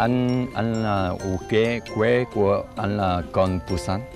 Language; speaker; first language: Vietnamese; non-native, learner; Korean